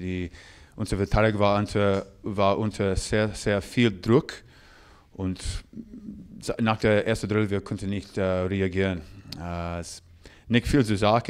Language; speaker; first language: German; non-native, learner; English